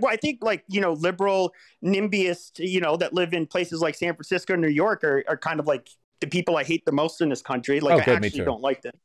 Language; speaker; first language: English; native; English